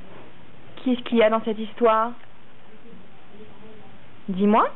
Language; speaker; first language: French; native; French